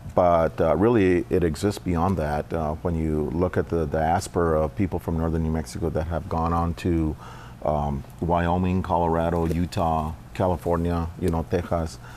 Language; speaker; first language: English; early bilingual, other home language; Spanish